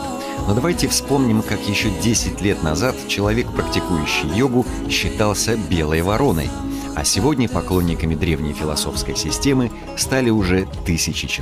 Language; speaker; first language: Russian; native; Russian